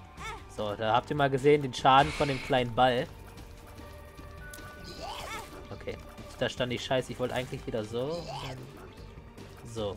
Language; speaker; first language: German; native; German